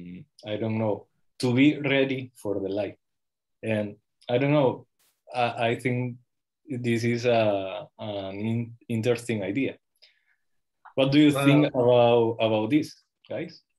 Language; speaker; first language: English; non-native, learner; Spanish